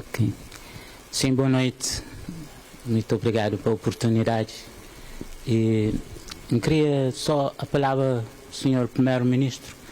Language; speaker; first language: Portuguese; non-native, local second language; Kabuverdianu